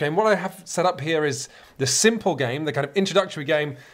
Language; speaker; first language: English; native; English